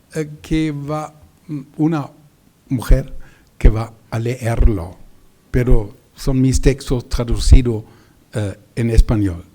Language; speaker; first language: Spanish; non-native, learner; German